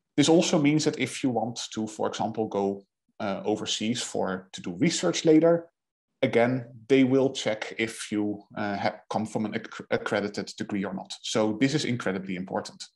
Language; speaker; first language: English; non-native, fluent; Dutch